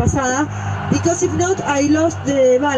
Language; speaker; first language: English; non-native, learner; French